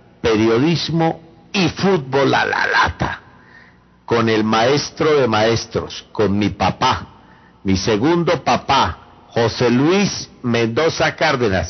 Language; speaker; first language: Spanish; native; Spanish